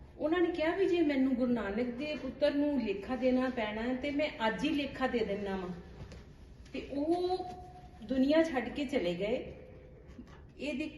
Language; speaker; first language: Punjabi; native; Punjabi